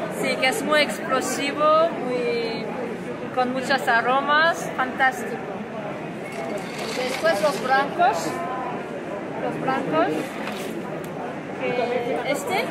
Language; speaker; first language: Spanish; non-native, fluent; French